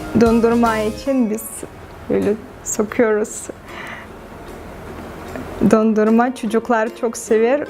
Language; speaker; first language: Turkish; non-native, fluent; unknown